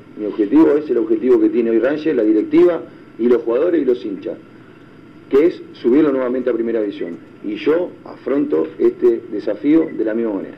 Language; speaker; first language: Spanish; native; Spanish